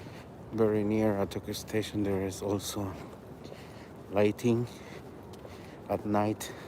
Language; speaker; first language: English; non-native, learner; Spanish